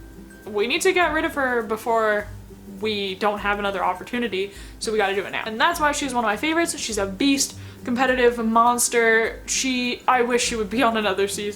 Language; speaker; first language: English; native; English